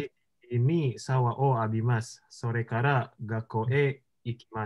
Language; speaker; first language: Japanese; non-native, learner; Indonesian